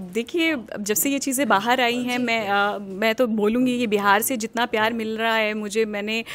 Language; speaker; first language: Hindi; native; Hindi